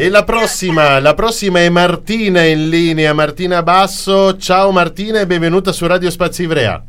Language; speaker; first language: Italian; native; Italian